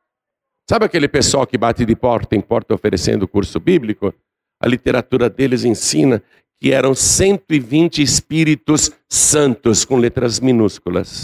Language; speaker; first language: Portuguese; native; Portuguese